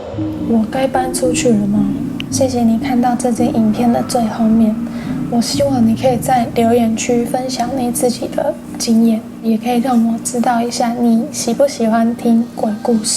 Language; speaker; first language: Chinese; non-native, fluent; English